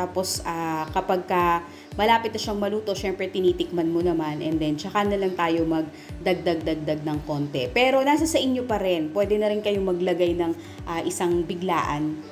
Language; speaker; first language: Filipino; non-native, local second language; Iloko